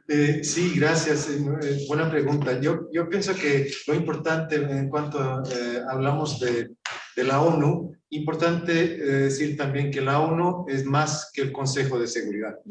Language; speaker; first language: Spanish; non-native, fluent; Swedish